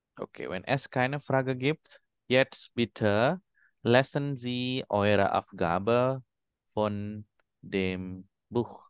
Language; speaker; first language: German; non-native, fluent; Indonesian